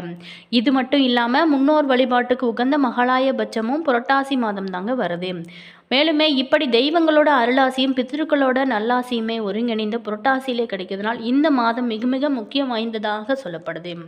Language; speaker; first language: Tamil; native; Tamil